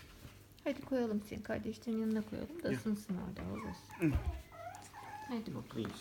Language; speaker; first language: Turkish; native; Turkish